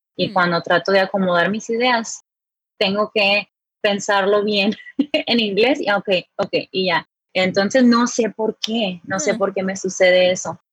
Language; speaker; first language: Spanish; native; Spanish